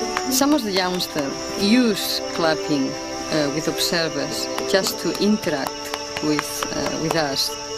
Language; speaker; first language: English; non-native, fluent; Spanish